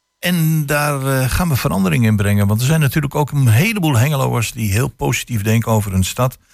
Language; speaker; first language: Dutch; native; Dutch